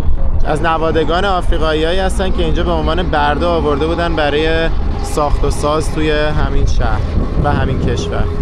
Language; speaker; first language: Persian; native; Persian